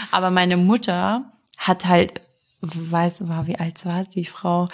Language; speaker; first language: German; early bilingual, other home language; Arabic